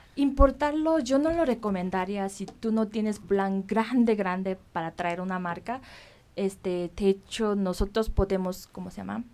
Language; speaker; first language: Spanish; non-native, fluent; Korean